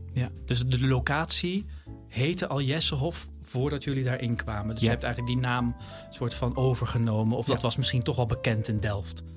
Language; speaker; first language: Dutch; native; Dutch